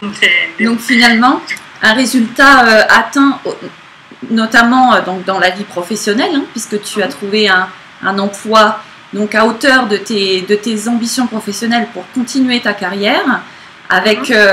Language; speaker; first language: French; native; French